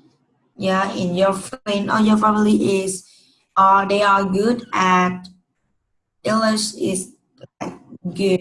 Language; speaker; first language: English; non-native, learner; Vietnamese